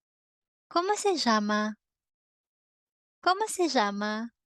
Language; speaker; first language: Spanish; non-native, fluent; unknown